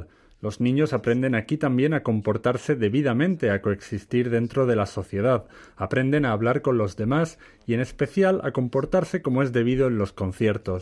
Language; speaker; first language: Spanish; native; Spanish